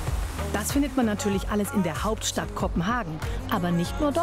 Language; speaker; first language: German; native; German